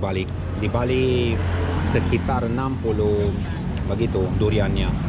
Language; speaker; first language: Indonesian; non-native, learner; Romanian